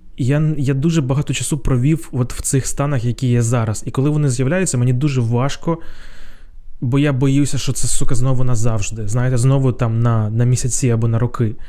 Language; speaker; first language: Ukrainian; non-native, local second language; Russian